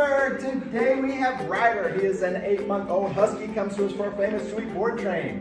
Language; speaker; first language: English; native; English